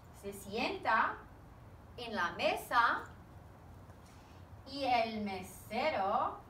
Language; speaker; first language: Spanish; non-native, fluent; English